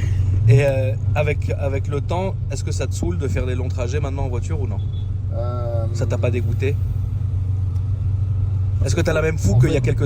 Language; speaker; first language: French; native; French